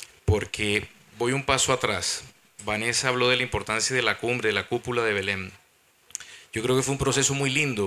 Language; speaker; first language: Spanish; native; Spanish